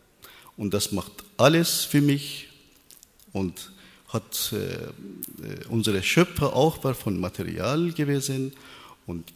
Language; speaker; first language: German; non-native, learner; Persian